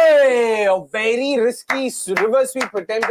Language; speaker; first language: English; non-native, local second language; Hindi